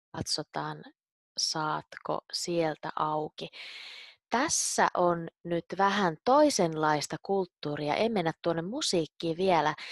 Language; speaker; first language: Finnish; native; Finnish